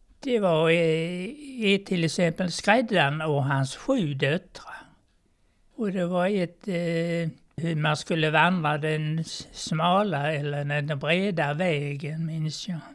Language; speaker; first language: Swedish; native; Swedish